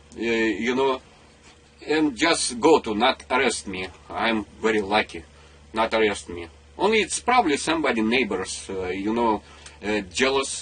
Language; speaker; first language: English; non-native, learner; Russian